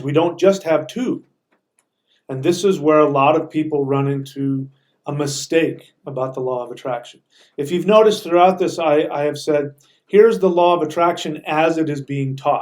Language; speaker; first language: English; native; English